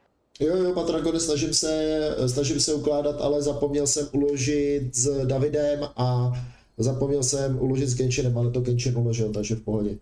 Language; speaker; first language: Czech; native; Czech